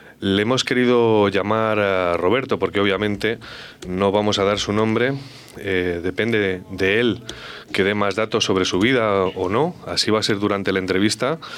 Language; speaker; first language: Spanish; native; Spanish